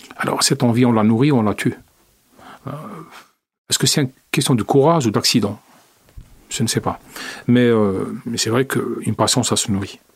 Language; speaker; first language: French; non-native, local second language; Arabic